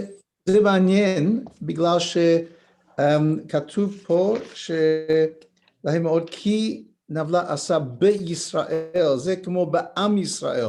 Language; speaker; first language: Hebrew; non-native, learner; English